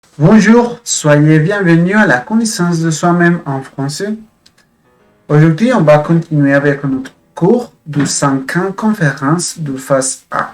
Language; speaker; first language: French; non-native, fluent; Spanish